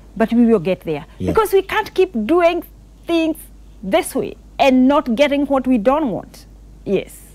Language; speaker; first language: English; non-native, local second language; Kikuyu